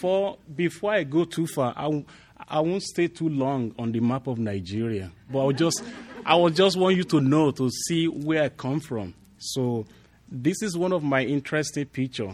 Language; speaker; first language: English; non-native, local second language; Yoruba